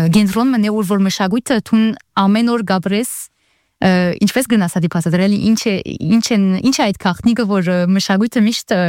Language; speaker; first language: Armenian; early bilingual, heritage; Armenian